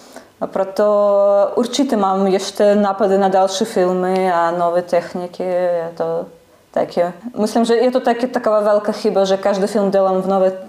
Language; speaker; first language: Czech; non-native, learner; Russian